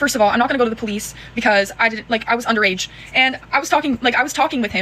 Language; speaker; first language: English; native; English